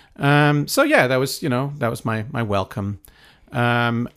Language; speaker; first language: English; native; English